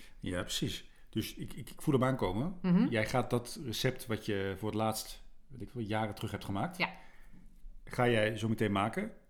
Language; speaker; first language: Dutch; native; Dutch